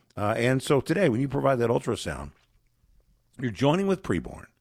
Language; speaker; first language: English; native; English